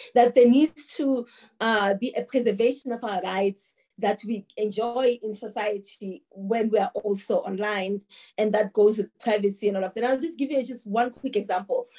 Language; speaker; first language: English; non-native, local second language; Tsonga